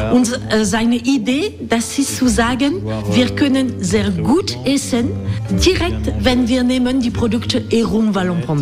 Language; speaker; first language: German; non-native, fluent; French